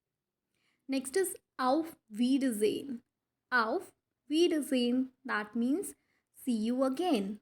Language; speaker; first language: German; non-native, fluent; Hindi